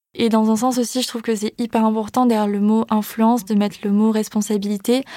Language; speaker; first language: French; native; French